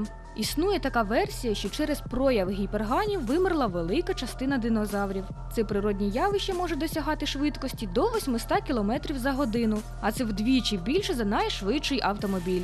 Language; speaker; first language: Ukrainian; native; Ukrainian